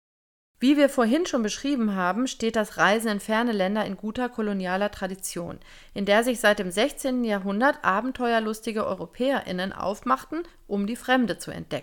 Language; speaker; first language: German; native; German